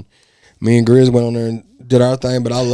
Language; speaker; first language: English; native; English